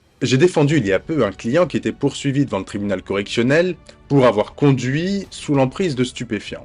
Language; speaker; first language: French; native; French